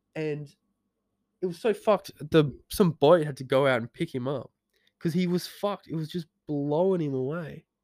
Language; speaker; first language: English; native; English